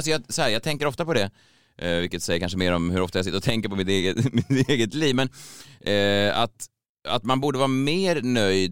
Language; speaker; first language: Swedish; native; Swedish